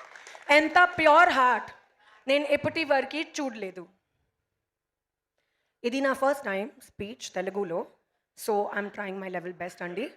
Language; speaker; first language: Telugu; non-native, learner; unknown